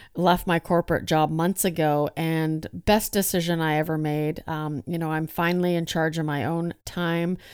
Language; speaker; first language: English; native; English